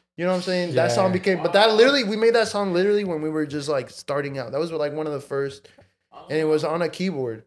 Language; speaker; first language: English; early bilingual, other home language; Spanish